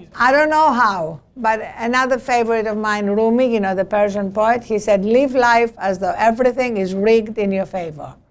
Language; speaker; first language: English; non-native, fluent; Greek